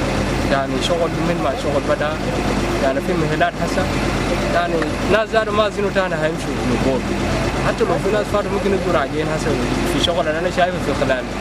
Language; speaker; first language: Arabic; non-native, local second language; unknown